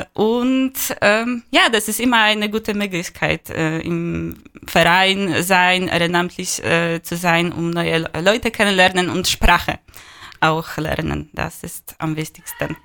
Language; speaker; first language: German; non-native, learner; Polish